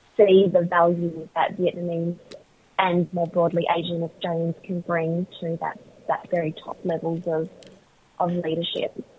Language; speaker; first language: English; early bilingual, other home language; Vietnamese